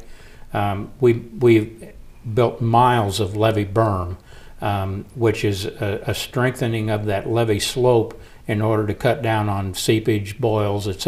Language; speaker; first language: English; native; English